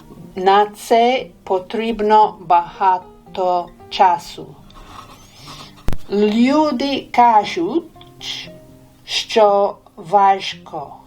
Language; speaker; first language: Ukrainian; non-native, learner; English